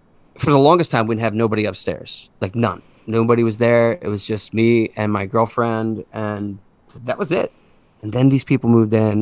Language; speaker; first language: English; native; English